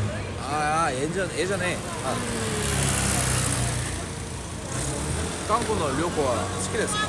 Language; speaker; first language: Japanese; non-native, learner; Korean